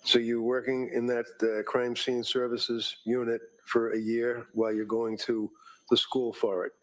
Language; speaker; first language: English; native; English